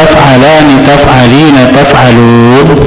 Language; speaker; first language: Arabic; non-native, fluent; Indonesian